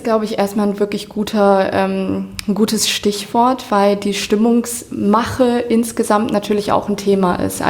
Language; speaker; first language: German; native; German